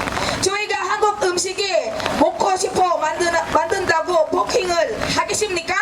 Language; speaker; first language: Korean; non-native, fluent; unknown